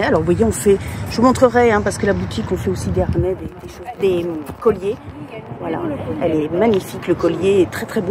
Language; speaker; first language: French; native; French